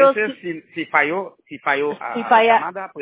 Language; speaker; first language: Spanish; non-native, learner; Haitian Creole